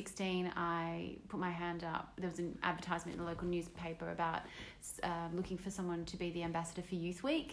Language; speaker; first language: English; native; English